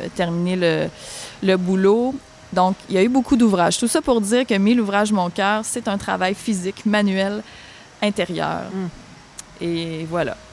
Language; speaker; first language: French; native; French